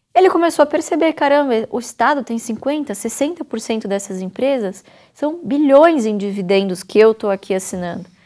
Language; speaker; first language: Portuguese; native; Portuguese